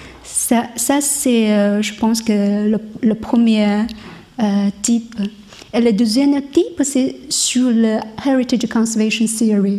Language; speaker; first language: French; non-native, learner; Chinese